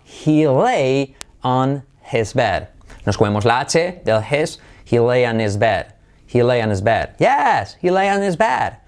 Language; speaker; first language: English; non-native, fluent; Spanish